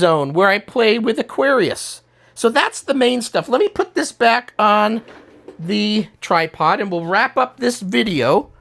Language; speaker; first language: English; native; English